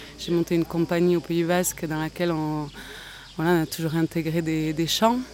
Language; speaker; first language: French; native; French